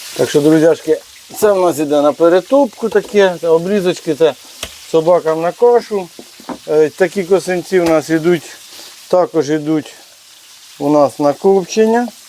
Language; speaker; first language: Ukrainian; native; Ukrainian